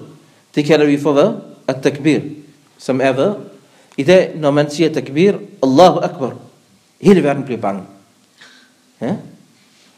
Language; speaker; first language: Danish; early bilingual, other home language; Arabic